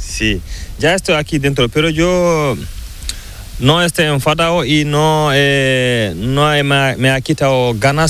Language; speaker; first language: Spanish; non-native, learner; Fula